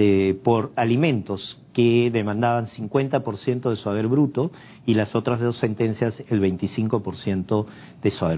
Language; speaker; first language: Spanish; native; Spanish